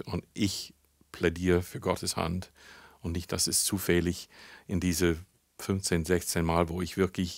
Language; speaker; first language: German; non-native, fluent; English